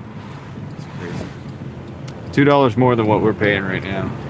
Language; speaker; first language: English; native; English